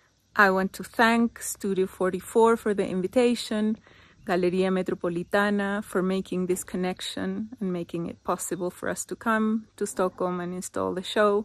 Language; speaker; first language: English; non-native, fluent; Spanish